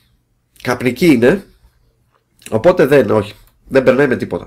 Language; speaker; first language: Greek; native; Greek